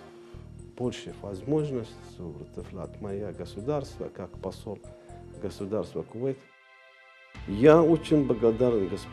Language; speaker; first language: Russian; non-native, learner; Arabic